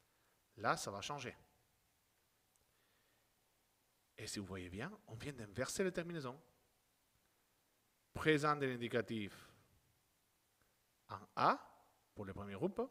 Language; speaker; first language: French; non-native, fluent; Spanish